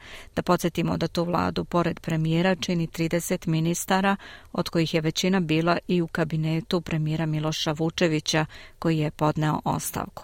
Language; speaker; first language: Croatian; native; Croatian